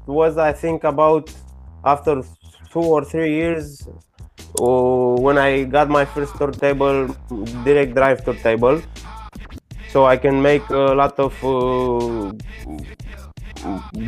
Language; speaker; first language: English; non-native, learner; Romanian